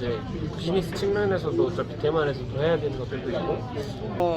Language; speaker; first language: Korean; native; Korean